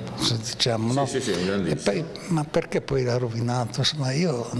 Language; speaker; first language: Italian; native; Italian